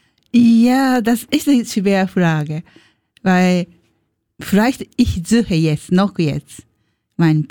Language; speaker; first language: German; non-native, learner; Japanese